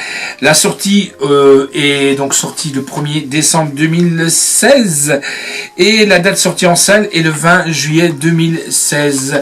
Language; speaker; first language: French; native; French